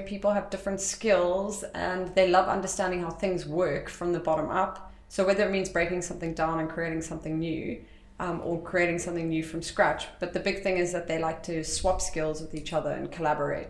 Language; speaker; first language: English; native; English